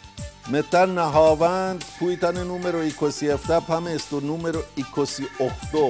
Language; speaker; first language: Greek; non-native, learner; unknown